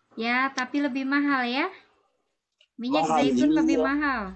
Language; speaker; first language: Indonesian; native; Indonesian